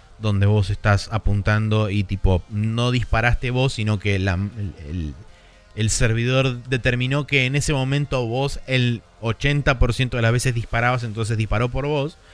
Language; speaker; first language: Spanish; native; Spanish